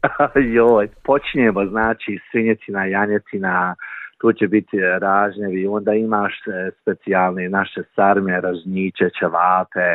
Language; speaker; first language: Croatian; early bilingual, heritage; Croatian